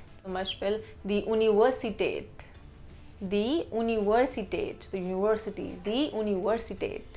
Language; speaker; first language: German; non-native, fluent; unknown